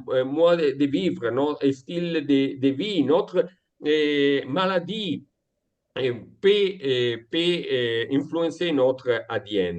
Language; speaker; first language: French; non-native, fluent; Italian